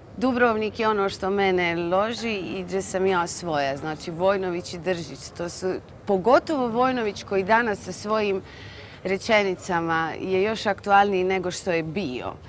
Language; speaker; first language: Croatian; native; Croatian